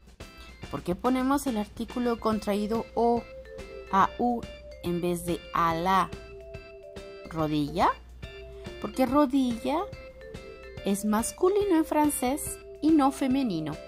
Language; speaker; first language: Spanish; non-native, fluent; French